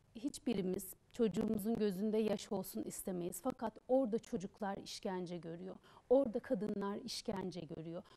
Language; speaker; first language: Turkish; native; Turkish